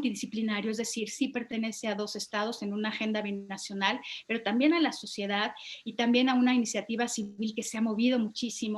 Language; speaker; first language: Spanish; native; Spanish